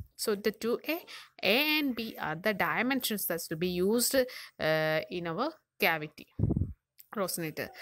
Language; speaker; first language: English; non-native, local second language; Malayalam